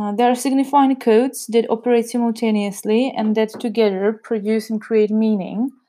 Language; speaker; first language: English; non-native, fluent; Czech